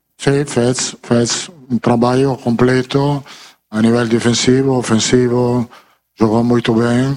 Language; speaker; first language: Portuguese; non-native, fluent; Italian